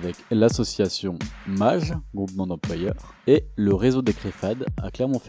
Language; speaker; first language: French; native; French